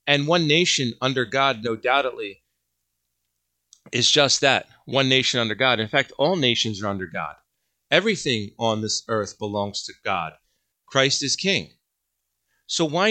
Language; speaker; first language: English; native; English